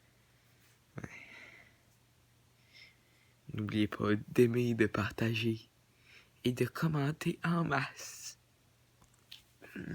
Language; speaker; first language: French; native; French